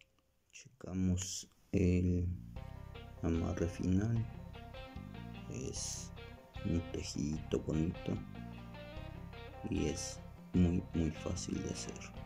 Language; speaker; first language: Spanish; native; Spanish